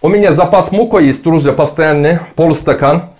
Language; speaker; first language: Russian; non-native, learner; Turkish